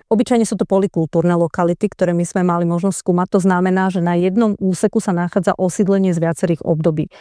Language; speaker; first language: Slovak; native; Slovak